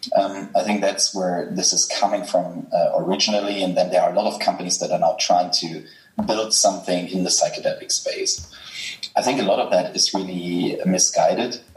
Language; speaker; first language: English; non-native, fluent; German